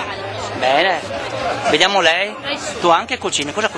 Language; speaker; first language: Italian; native; Italian